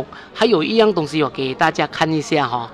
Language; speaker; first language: Chinese; native; Chinese